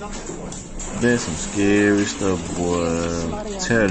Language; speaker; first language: English; native; English